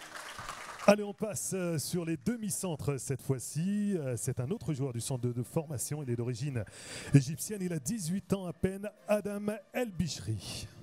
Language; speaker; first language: French; native; French